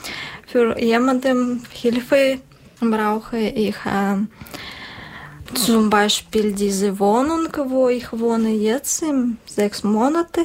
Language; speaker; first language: German; non-native, learner; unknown